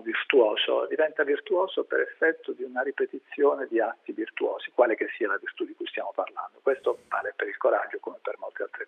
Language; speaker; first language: Italian; native; Italian